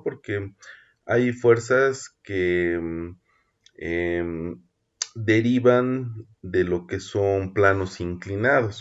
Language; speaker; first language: Spanish; native; Spanish